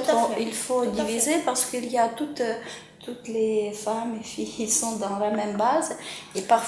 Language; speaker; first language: French; non-native, fluent; Ukrainian